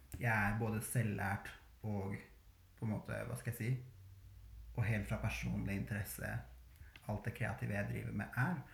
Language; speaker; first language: Norwegian; early bilingual, other home language; Albanian